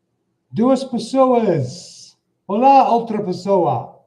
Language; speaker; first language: Portuguese; non-native, learner; English